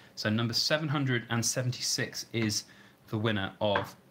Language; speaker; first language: English; native; English